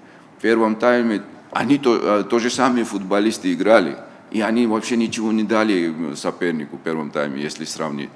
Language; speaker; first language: Russian; non-native, local second language; Tajik